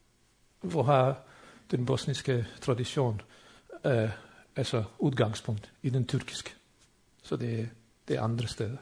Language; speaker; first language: Danish; non-native, fluent; Bosnian